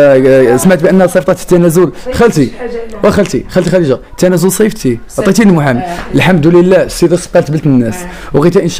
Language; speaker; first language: Arabic; native; Arabic